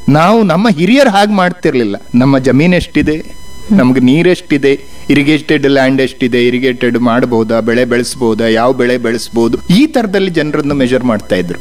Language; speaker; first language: Kannada; non-native, local second language; Malayalam